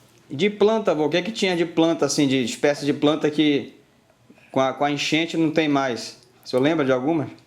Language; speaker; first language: Portuguese; native; Portuguese